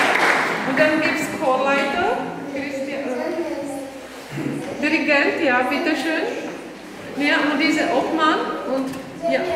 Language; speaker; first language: German; non-native, learner; Czech